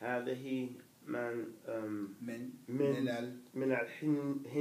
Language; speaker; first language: Arabic; non-native, learner; English